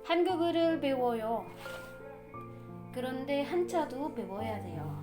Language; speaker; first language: Korean; non-native, fluent; Indonesian